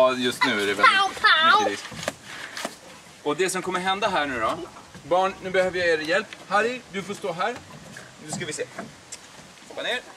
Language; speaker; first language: Swedish; native; Swedish